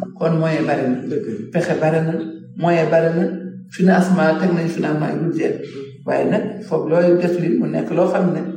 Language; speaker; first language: Wolof; native; Wolof